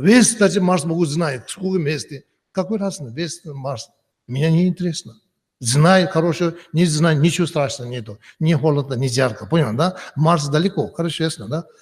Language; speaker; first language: Russian; non-native, learner; Tibetan